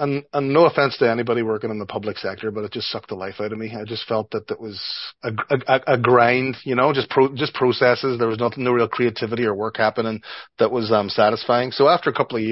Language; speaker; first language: English; native; English